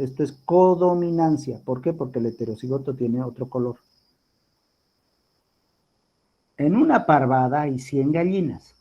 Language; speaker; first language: Spanish; native; Spanish